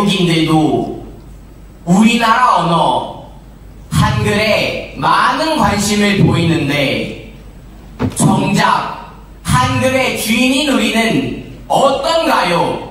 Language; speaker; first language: Korean; native; Korean